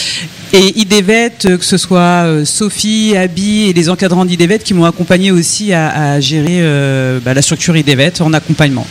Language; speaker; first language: French; native; French